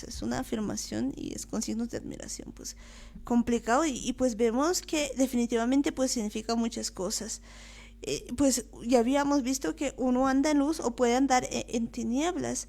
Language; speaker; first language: Spanish; native; Spanish